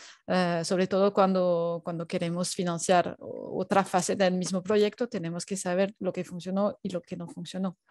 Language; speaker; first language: Spanish; non-native, fluent; French